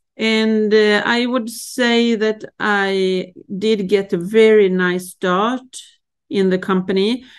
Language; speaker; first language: English; non-native, fluent; Swedish